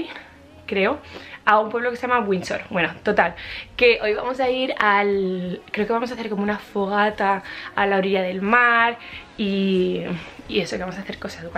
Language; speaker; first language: Spanish; native; Spanish